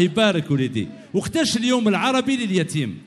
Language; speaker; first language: Arabic; native; Arabic